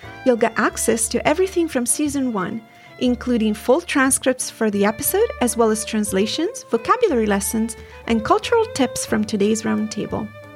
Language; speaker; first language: English; non-native, fluent; Italian